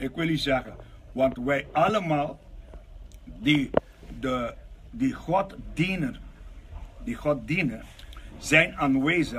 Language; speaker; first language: Dutch; non-native, local second language; Papiamento